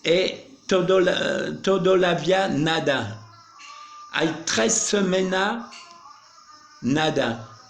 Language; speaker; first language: Spanish; non-native, learner; French